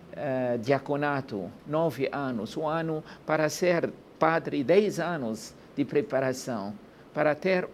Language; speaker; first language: Portuguese; non-native, learner; Arabic